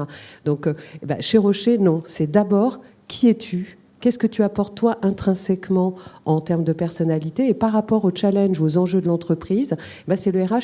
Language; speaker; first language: French; native; French